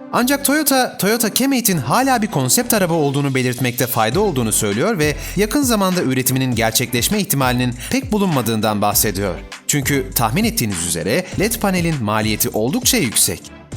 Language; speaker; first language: Turkish; native; Turkish